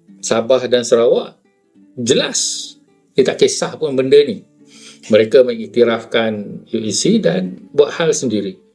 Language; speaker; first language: Malay; native; Malay